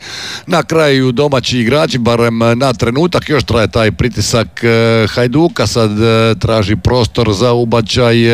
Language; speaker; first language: Serbian; native; Serbian